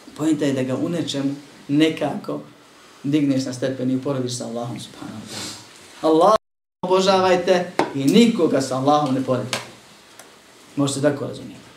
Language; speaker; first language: Bosnian; native; Bosnian